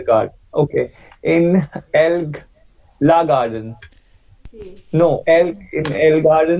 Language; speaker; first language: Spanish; non-native, learner; Hindi